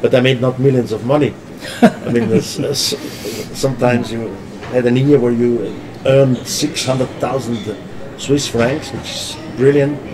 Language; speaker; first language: English; non-native, fluent; German